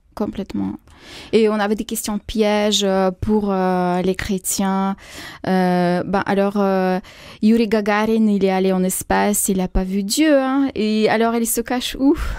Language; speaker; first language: French; non-native, fluent; Russian